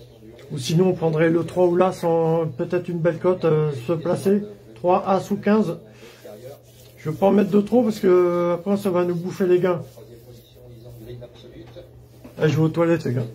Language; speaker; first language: French; native; French